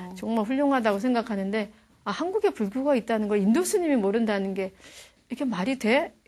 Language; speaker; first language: Korean; native; Korean